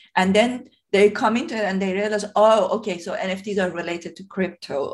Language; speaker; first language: English; non-native, fluent; Persian